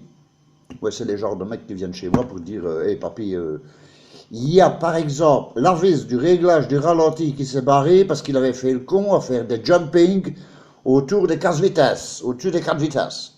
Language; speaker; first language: French; native; French